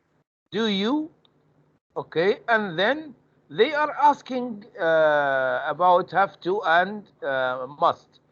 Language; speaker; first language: English; non-native, fluent; Arabic